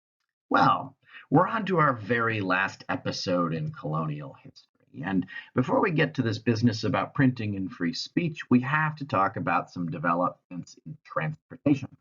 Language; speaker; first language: English; native; English